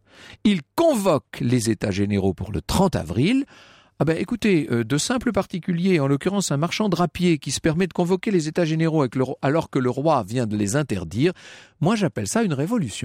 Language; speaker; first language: French; native; French